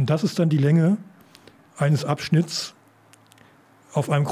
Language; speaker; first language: German; native; German